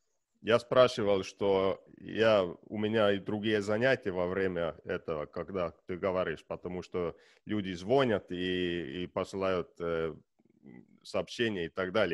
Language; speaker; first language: Russian; non-native, learner; Estonian